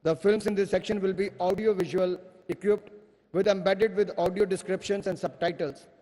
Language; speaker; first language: English; non-native, local second language; Hindi